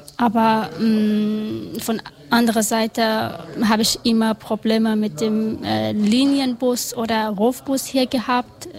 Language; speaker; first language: German; non-native, learner; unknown